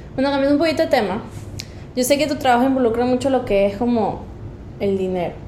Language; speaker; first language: Spanish; early bilingual, heritage; Spanish